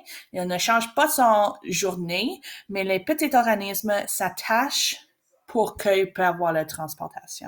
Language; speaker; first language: French; non-native, learner; English